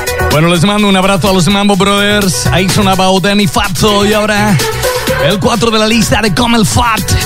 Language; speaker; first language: Spanish; native; Spanish